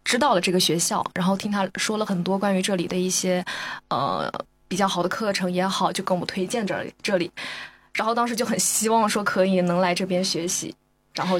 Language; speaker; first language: Russian; non-native, fluent; Chinese